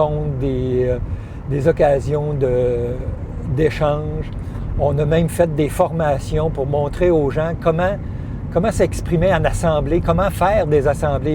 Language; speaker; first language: French; native; French